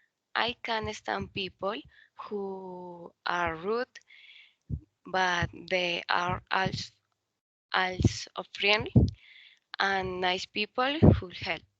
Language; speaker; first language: English; non-native, learner; Spanish